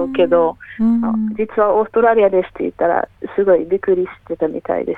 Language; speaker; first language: Japanese; non-native, fluent; English